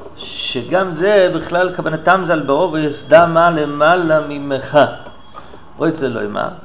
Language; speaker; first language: Hebrew; non-native, fluent; English